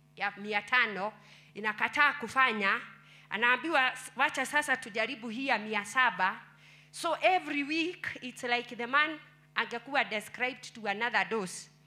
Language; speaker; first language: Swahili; non-native, local second language; Kikuyu